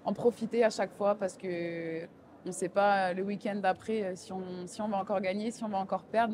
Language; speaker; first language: French; native; French